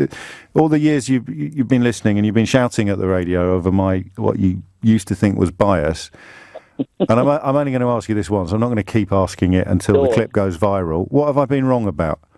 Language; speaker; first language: English; native; English